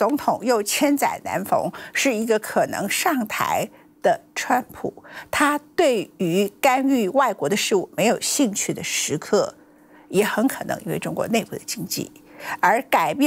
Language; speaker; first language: Chinese; native; Chinese